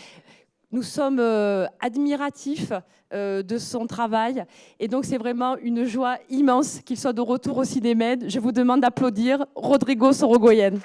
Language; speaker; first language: French; native; French